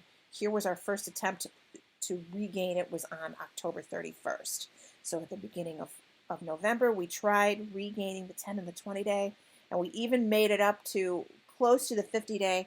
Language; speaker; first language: English; native; English